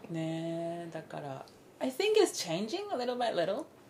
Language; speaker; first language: English; non-native, fluent; Japanese